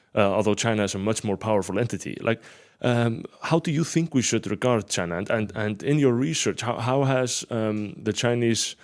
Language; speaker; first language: English; non-native, fluent; Icelandic